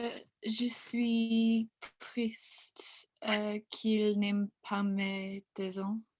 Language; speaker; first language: French; non-native, learner; English